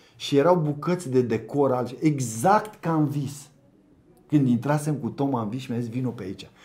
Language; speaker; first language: Romanian; native; Romanian